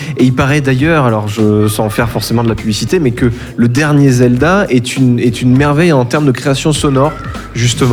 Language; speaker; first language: French; native; French